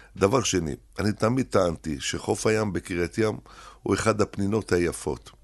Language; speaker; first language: Hebrew; early bilingual, other home language; Arabic